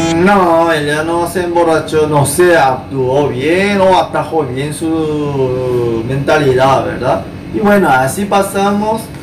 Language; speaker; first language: Spanish; non-native, learner; Korean